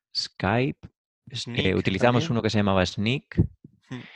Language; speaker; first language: Spanish; native; Spanish